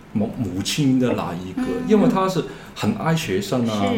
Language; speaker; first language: Chinese; non-native, learner; Cantonese